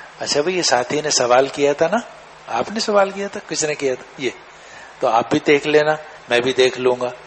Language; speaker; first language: Urdu; native; Urdu